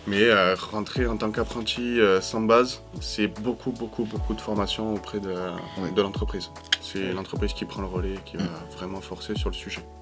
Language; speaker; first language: French; native; French